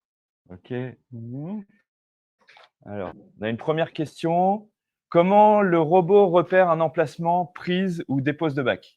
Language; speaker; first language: French; native; French